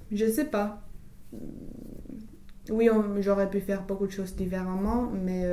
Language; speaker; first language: French; non-native, fluent; English